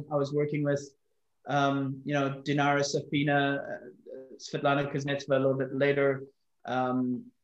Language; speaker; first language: English; native; English